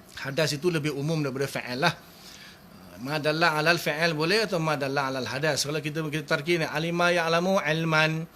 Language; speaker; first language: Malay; native; Malay